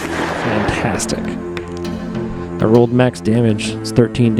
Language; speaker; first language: English; native; English